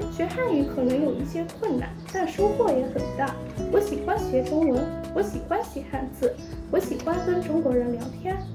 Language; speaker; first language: Chinese; non-native, fluent; Burmese